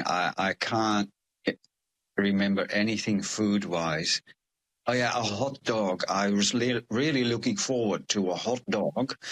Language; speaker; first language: English; non-native, fluent; Dutch